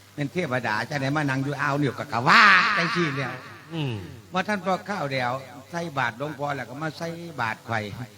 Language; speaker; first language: Thai; native; Thai